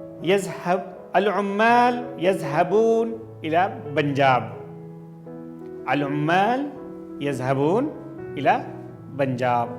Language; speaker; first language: Arabic; non-native, fluent; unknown